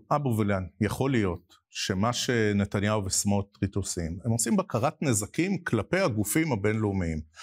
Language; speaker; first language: Hebrew; native; Hebrew